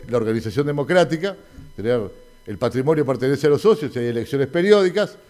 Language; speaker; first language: Spanish; native; Spanish